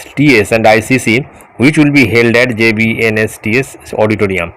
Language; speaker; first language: English; non-native, local second language; Bangla